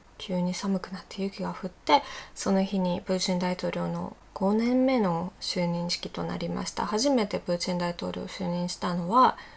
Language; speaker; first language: Japanese; non-native, fluent; Russian